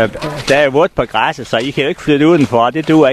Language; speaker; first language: Danish; native; Danish